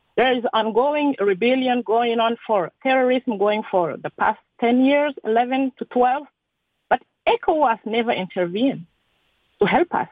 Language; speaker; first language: English; non-native, fluent; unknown